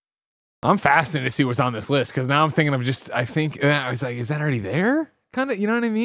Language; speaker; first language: English; native; English